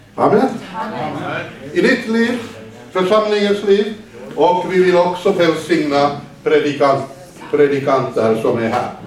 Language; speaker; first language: Swedish; non-native, fluent; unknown